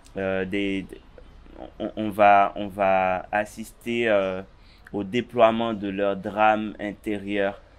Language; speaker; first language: French; native; French